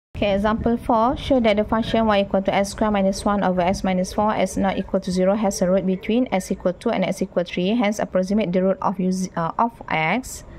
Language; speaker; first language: English; non-native, local second language; Malay